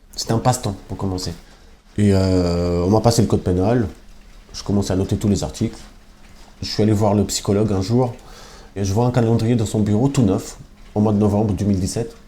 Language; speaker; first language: French; non-native, fluent; Albanian